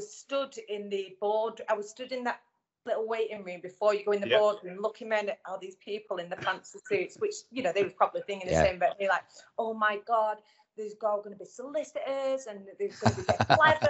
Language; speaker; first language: English; native; English